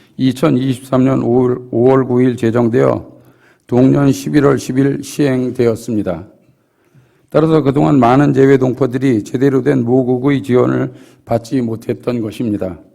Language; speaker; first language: Korean; native; Korean